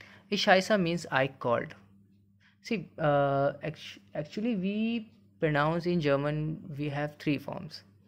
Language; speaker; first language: English; non-native, local second language; Hindi